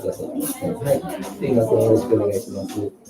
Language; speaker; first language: Japanese; native; Japanese